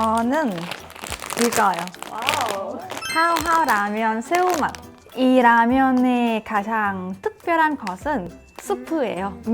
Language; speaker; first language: Korean; non-native, fluent; Vietnamese